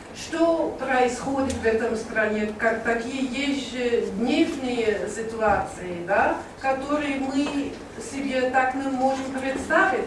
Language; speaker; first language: Russian; non-native, learner; German